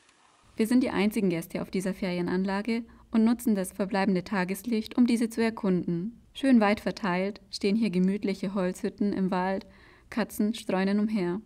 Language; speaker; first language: German; native; German